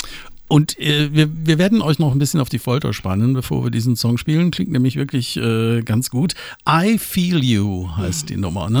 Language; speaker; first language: German; native; German